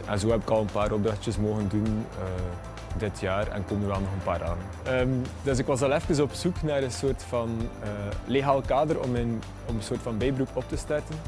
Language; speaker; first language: Dutch; native; Dutch